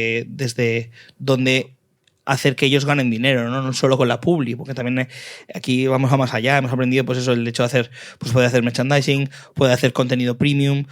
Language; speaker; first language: Spanish; native; Spanish